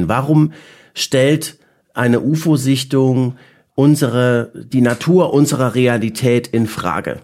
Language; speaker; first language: German; native; German